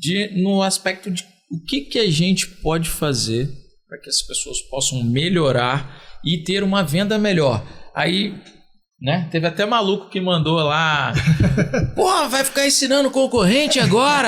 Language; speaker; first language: Portuguese; native; Portuguese